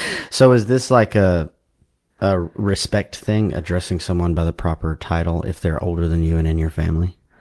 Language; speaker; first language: English; native; English